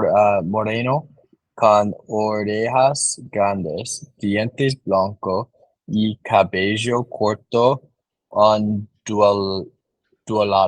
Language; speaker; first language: Spanish; non-native, learner; English